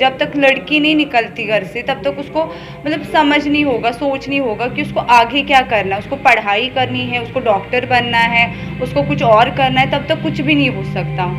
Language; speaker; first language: Hindi; non-native, local second language; Kashmiri